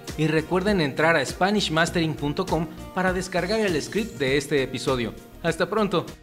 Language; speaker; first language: Spanish; native; Spanish